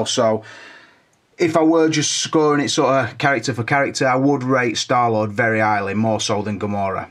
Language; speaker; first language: English; native; English